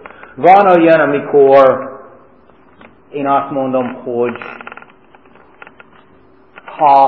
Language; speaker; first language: Hungarian; non-native, fluent; English